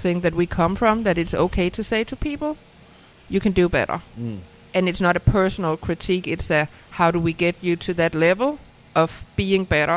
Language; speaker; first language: English; non-native, fluent; Danish